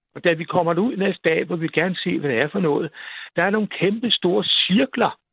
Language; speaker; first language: Danish; native; Danish